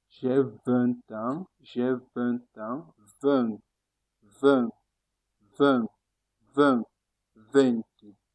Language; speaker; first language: French; non-native, fluent; Italian